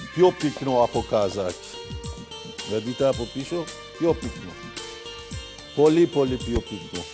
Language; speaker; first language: Greek; non-native, learner; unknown